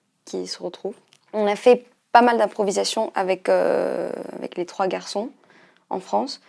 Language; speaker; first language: French; early bilingual, heritage; French